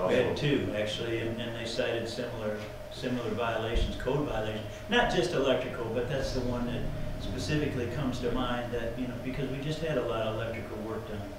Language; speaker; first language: English; native; English